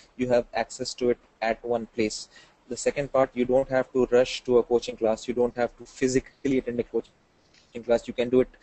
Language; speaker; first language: English; non-native, local second language; Hindi